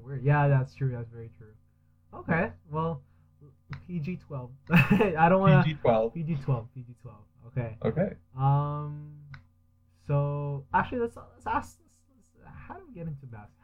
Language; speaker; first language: English; early bilingual, other home language; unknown